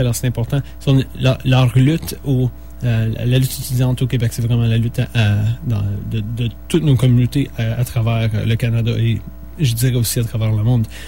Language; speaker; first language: French; native; French